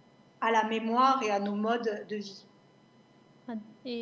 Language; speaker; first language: French; native; French